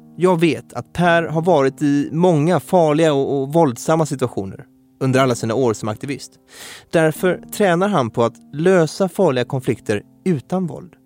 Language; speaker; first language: Swedish; native; Swedish